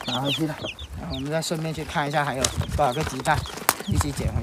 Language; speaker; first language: Chinese; native; Chinese